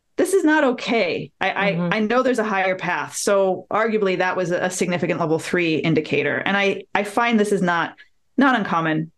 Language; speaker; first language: English; native; English